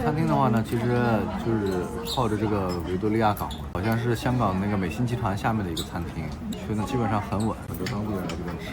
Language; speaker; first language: Chinese; native; Chinese